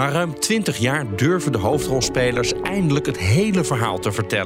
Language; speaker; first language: Dutch; native; Dutch